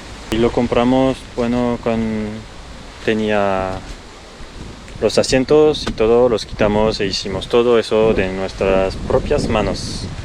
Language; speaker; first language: Spanish; non-native, learner; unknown